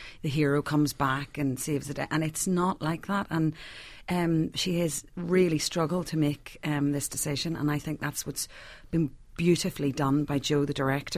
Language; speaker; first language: English; native; English